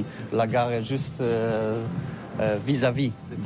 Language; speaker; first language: French; non-native, learner; Polish